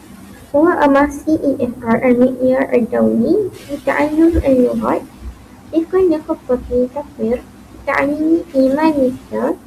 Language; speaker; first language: Arabic; non-native, learner; Malay